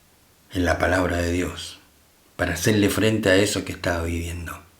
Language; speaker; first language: Spanish; native; Spanish